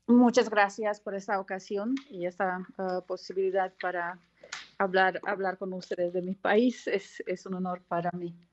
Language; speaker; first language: Spanish; non-native, fluent; Hungarian